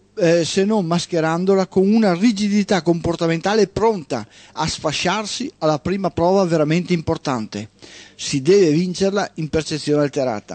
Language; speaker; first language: Italian; native; Italian